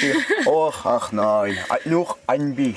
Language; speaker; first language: German; non-native, learner; French